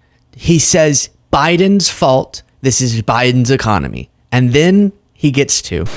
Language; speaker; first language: English; native; English